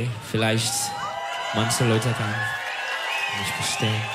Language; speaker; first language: German; non-native, learner; Turkish